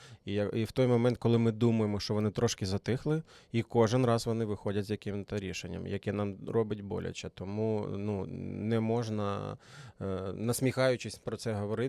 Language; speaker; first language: Ukrainian; native; Ukrainian